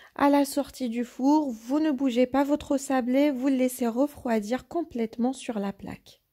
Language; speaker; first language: French; non-native, local second language; Arabic